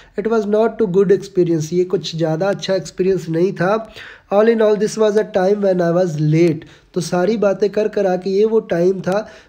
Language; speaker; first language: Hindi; non-native, local second language; Punjabi